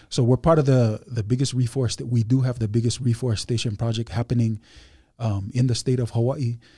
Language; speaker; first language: English; early bilingual, other home language; Hindi